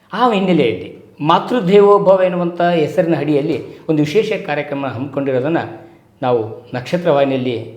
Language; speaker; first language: Kannada; native; Kannada